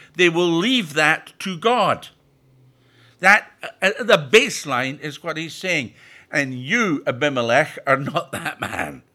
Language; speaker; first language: English; native; English